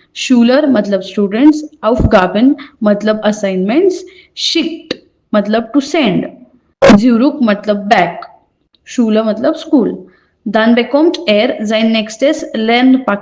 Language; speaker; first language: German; non-native, fluent; Hindi